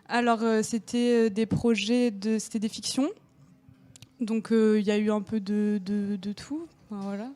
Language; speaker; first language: French; native; French